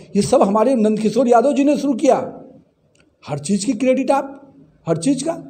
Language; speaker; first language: Hindi; native; Hindi